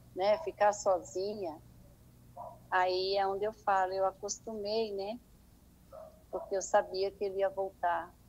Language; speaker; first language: Portuguese; native; Portuguese